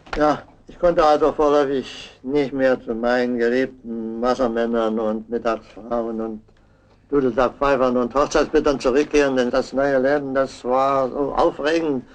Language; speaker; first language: German; non-native, local second language; Upper Sorbian